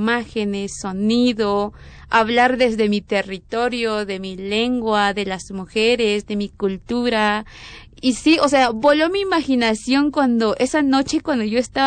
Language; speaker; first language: Spanish; native; Spanish